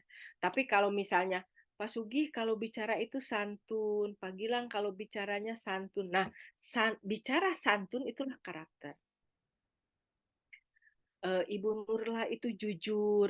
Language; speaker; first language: Indonesian; native; Indonesian